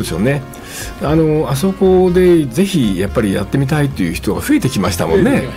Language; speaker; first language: Japanese; native; Japanese